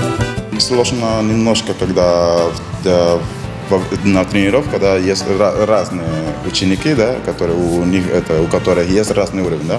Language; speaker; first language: Russian; non-native, fluent; Spanish